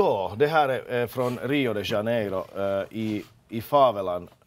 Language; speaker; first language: Swedish; non-native, local second language; Finnish